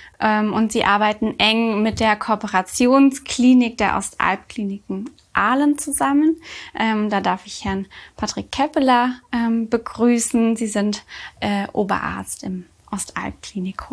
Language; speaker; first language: German; native; German